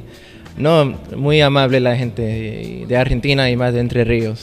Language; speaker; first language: Spanish; non-native, fluent; English